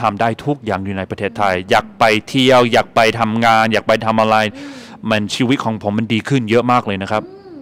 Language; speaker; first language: Thai; non-native, fluent; English